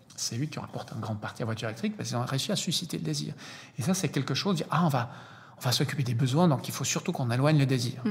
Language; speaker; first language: French; native; French